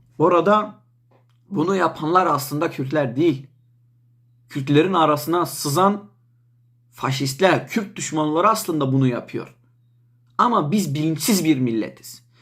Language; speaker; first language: Turkish; non-native, local second language; Kurdish